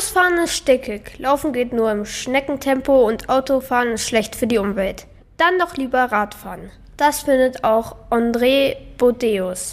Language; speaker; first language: German; native; German